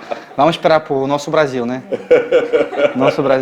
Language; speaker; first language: Portuguese; non-native, fluent; Russian